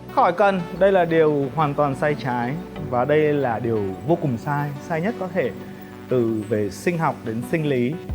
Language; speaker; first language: Vietnamese; native; Vietnamese